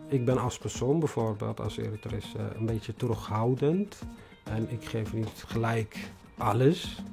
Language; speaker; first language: Dutch; non-native, fluent; Tigrinya